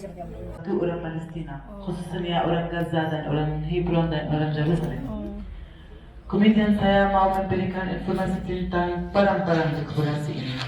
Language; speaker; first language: Indonesian; non-native, fluent; Arabic